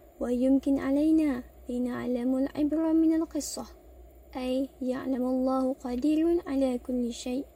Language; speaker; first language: Arabic; non-native, learner; Malay